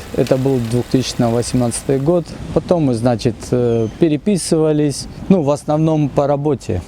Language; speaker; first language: Russian; native; Russian